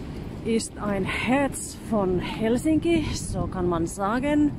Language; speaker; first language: German; non-native, fluent; Finnish